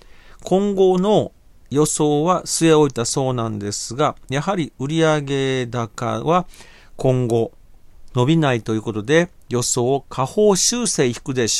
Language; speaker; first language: Japanese; native; Japanese